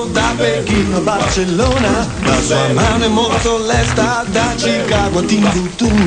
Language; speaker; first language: Italian; native; Italian